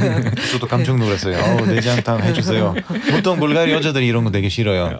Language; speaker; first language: Korean; non-native, fluent; Bulgarian